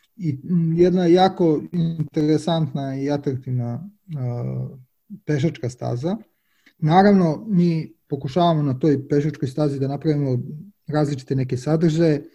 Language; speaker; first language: Serbian; native; Serbian